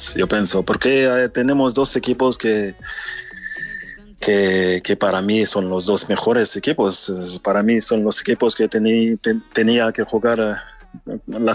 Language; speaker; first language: Spanish; non-native, fluent; French